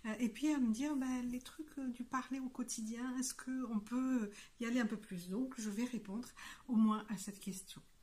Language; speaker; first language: French; non-native, local second language; Malagasy